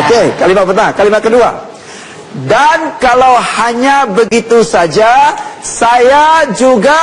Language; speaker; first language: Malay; non-native, fluent; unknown